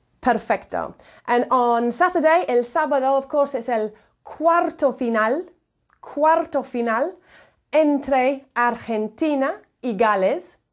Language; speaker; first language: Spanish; non-native, fluent; English